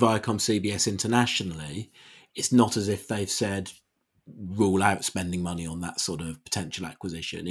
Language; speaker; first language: English; native; English